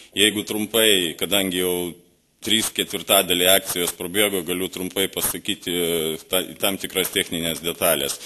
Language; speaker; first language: Lithuanian; native; Lithuanian